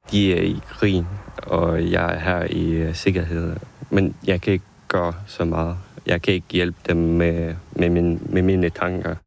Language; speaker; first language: Danish; non-native, fluent; Ukrainian